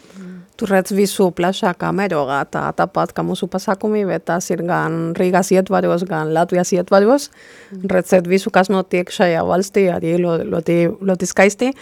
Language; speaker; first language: Latvian; non-native, fluent; Spanish